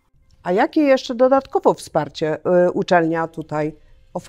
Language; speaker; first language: Polish; native; Polish